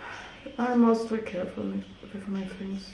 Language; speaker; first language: English; non-native, learner; German